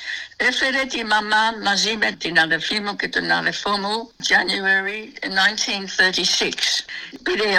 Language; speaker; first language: Greek; early bilingual, heritage; Greek